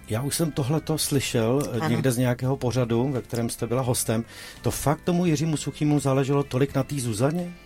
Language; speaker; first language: Czech; native; Czech